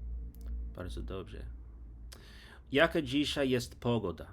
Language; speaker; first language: Polish; non-native, learner; English